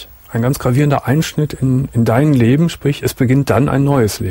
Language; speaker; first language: German; native; German